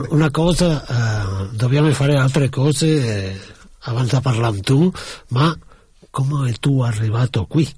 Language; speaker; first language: Italian; non-native, fluent; Catalan